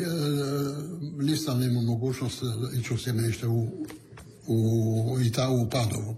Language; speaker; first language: Serbian; non-native, local second language; Italian